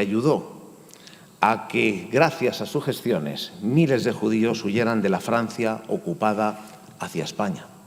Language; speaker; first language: Spanish; native; Spanish